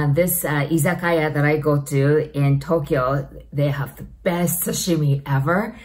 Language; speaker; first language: English; non-native, fluent; Japanese